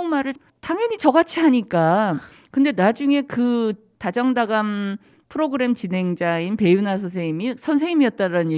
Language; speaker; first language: Korean; native; Korean